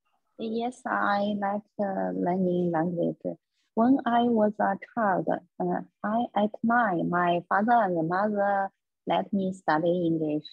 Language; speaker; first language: English; non-native, learner; Chinese